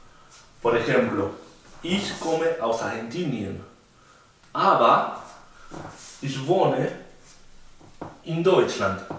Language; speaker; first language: German; non-native, fluent; Spanish